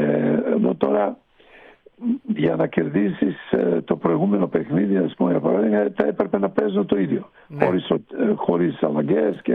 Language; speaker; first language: Greek; non-native, fluent; Serbian